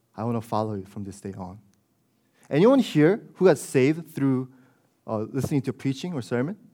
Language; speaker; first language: English; early bilingual, other home language; Korean